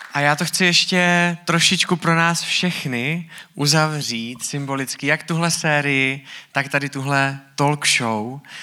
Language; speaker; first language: Czech; native; Czech